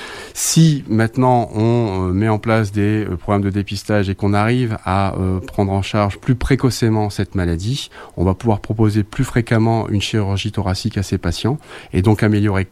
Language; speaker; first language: French; native; French